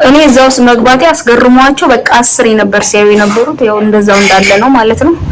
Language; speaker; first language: Amharic; native; Amharic